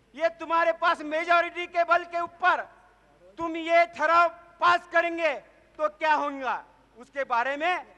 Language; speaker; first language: Hindi; non-native, local second language; Marathi